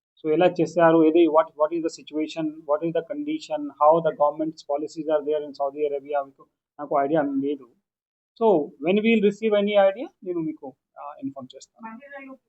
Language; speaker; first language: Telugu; non-native, local second language; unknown